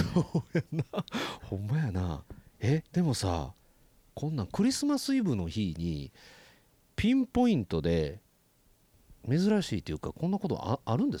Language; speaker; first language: Japanese; native; Japanese